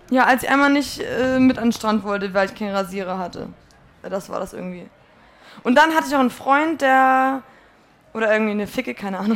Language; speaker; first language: German; early bilingual, other home language; Polish